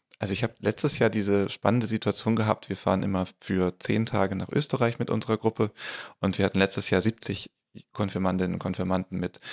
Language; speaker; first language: German; native; German